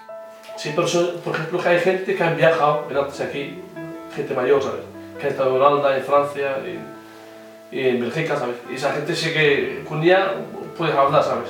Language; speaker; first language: Spanish; non-native, fluent; Arabic